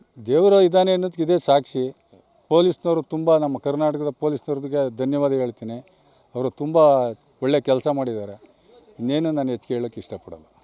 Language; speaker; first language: Kannada; native; Kannada